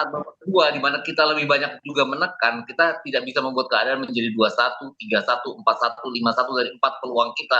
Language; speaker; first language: Indonesian; native; Indonesian